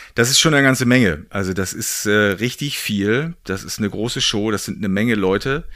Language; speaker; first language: German; native; German